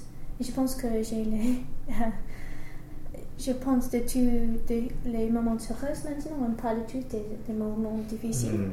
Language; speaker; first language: French; non-native, learner; English